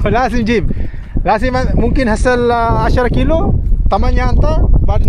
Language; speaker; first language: Arabic; non-native, learner; Filipino